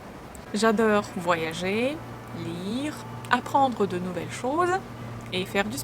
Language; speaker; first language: French; non-native, fluent; Russian